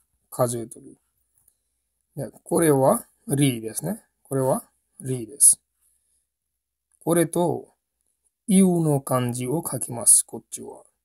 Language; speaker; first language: Japanese; non-native, learner; Bangla